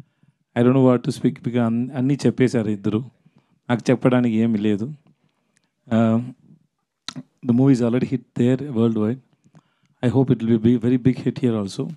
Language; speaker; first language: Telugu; non-native, learner; Tamil